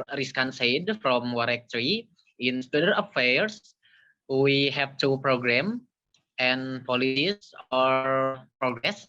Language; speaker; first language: English; non-native, learner; Indonesian